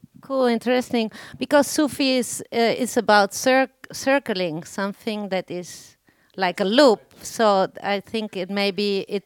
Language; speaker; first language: English; non-native, learner; Spanish